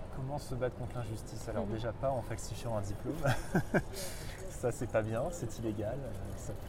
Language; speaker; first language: French; native; French